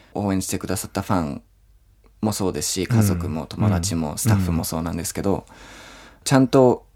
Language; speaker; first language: Japanese; non-native, fluent; English